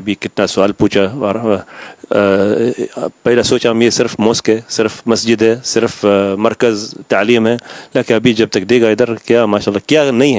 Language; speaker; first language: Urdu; non-native, learner; Arabic